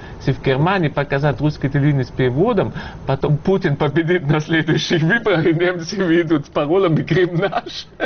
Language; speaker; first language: Russian; non-native, fluent; German